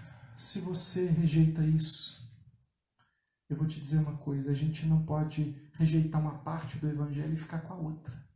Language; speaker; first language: Portuguese; native; Portuguese